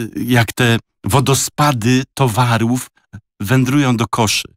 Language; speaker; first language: Polish; native; Polish